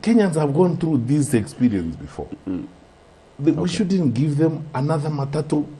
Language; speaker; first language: English; non-native, local second language; Gusii